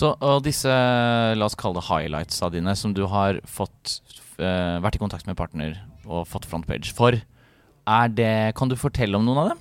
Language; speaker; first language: Norwegian; native; Norwegian